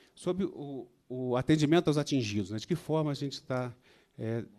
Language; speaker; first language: Portuguese; native; Portuguese